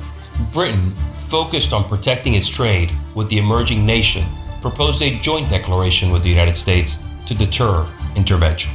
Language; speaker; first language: English; native; English